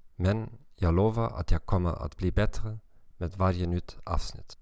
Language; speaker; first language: Swedish; non-native, learner; German